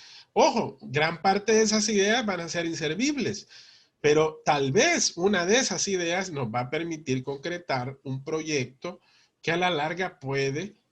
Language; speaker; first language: Spanish; native; Spanish